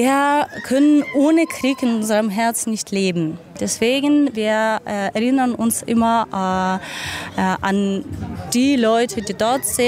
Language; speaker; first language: German; non-native, fluent; Ukrainian